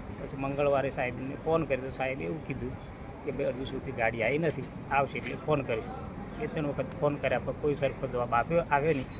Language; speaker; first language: Gujarati; native; Gujarati